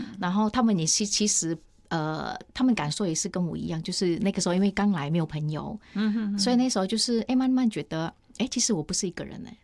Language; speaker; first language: Chinese; non-native, fluent; Indonesian